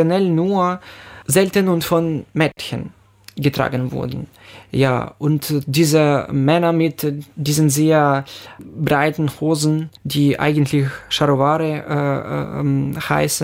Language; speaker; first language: German; non-native, fluent; Ukrainian